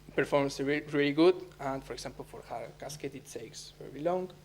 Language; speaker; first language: English; non-native, fluent; Spanish